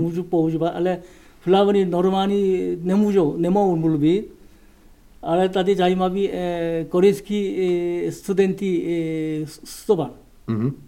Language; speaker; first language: Czech; non-native, learner; Korean